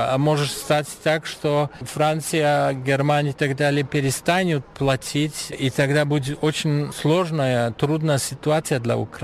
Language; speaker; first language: Russian; non-native, fluent; German